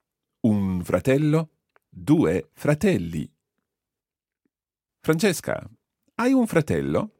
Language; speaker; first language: Italian; non-native, fluent; English